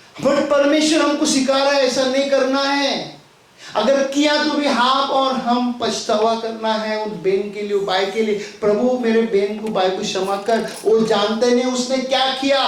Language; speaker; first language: Hindi; non-native, local second language; Tamil